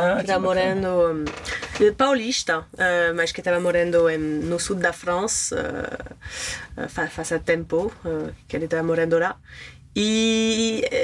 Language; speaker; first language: Portuguese; non-native, learner; French